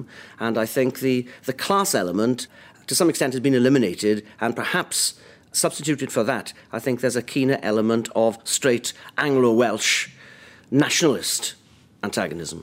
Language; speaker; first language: English; native; English